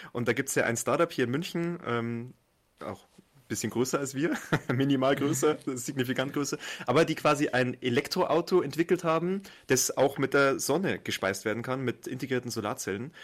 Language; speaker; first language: German; native; German